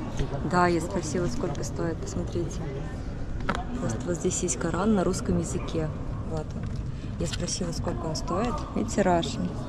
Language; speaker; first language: Russian; native; Russian